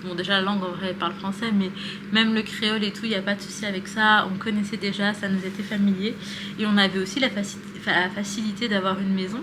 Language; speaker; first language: French; native; French